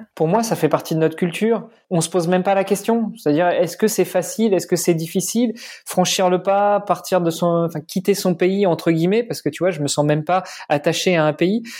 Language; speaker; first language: French; native; French